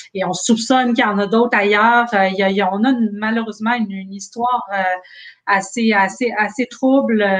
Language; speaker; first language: French; native; French